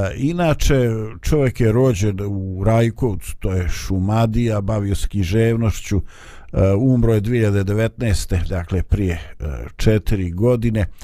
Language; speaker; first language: Bosnian; native; Bosnian